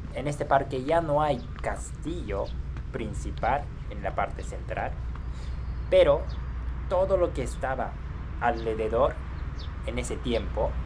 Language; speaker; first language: Spanish; non-native, fluent; Japanese